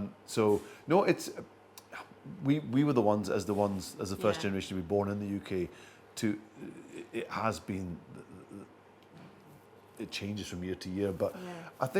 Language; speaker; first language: English; early bilingual, other home language; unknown